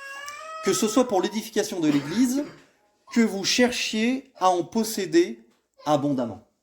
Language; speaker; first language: French; native; French